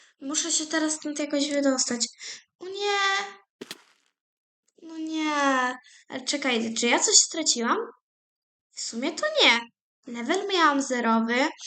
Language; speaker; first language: Polish; native; Polish